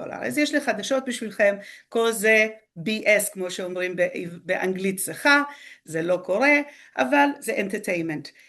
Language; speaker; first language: Hebrew; early bilingual, other home language; Spanish